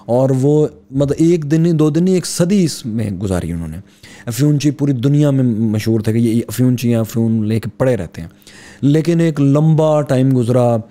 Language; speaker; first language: Urdu; non-native, local second language; Punjabi